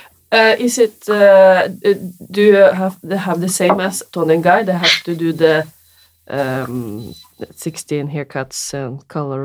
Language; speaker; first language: English; non-native, learner; Norwegian